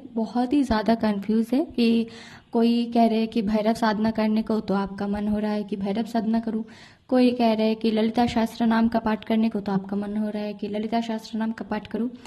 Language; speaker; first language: Hindi; non-native, local second language; Bangla